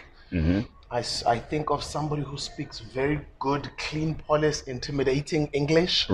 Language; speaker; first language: English; non-native, local second language; Zulu